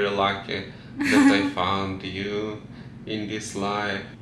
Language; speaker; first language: English; non-native, learner; Russian